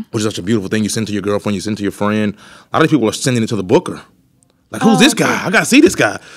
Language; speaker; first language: English; native; English